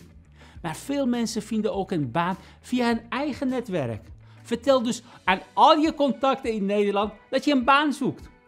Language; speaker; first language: Dutch; non-native, fluent; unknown